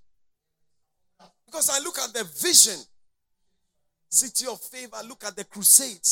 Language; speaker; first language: English; non-native, local second language; Akan